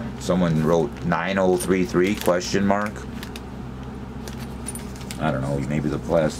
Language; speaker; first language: English; native; English